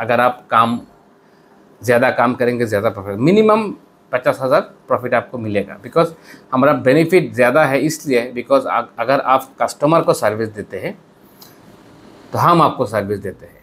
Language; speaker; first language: Hindi; non-native, fluent; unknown